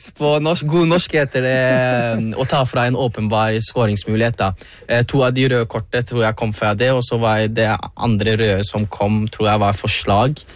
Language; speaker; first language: Norwegian; early bilingual, other home language; Somali